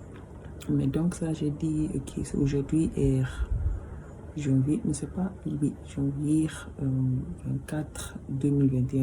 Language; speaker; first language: French; non-native, learner; English